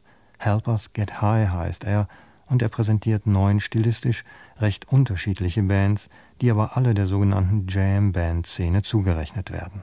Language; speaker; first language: German; native; German